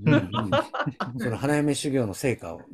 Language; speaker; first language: Japanese; native; Japanese